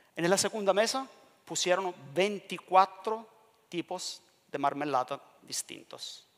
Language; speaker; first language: Spanish; non-native, learner; Italian